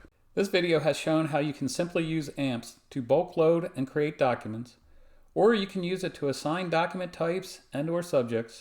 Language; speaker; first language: English; native; English